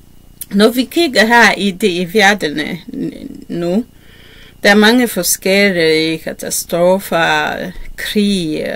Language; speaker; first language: Danish; non-native, learner; Kinyarwanda